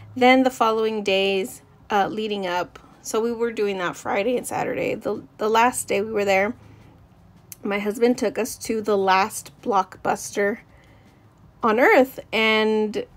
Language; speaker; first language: English; native; English